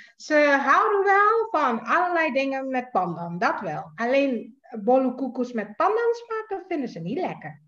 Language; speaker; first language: Dutch; non-native, fluent; Indonesian